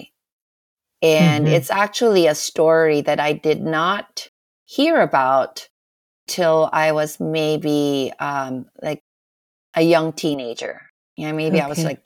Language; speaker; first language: English; non-native, local second language; Filipino